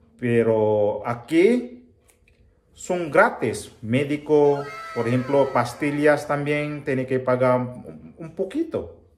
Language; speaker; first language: Spanish; non-native, learner; Filipino